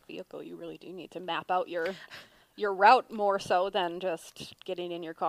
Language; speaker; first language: English; native; English